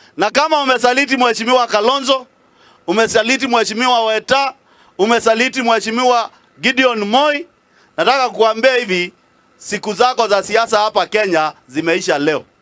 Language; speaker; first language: Swahili; non-native, local second language; Luyia